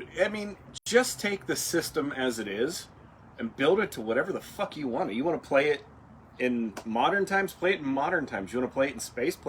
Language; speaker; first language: English; native; English